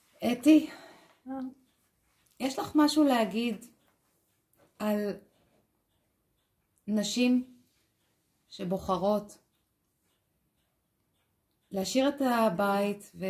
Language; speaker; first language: Hebrew; native; Hebrew